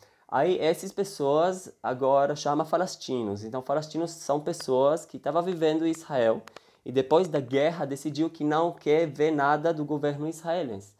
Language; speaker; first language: Portuguese; early bilingual, heritage; Hebrew